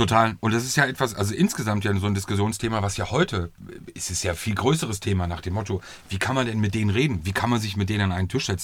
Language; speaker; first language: German; native; German